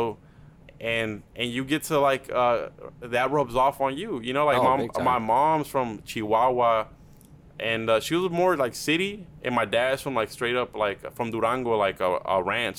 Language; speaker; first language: English; early bilingual, other home language; Spanish